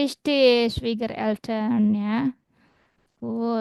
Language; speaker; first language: German; non-native, fluent; Indonesian